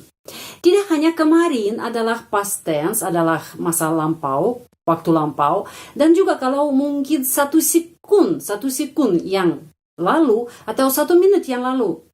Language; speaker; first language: Indonesian; non-native, fluent; Russian